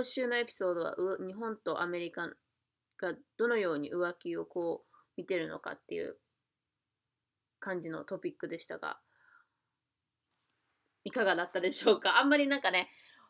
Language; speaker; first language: Japanese; native; Japanese